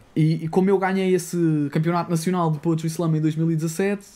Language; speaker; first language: Portuguese; native; Portuguese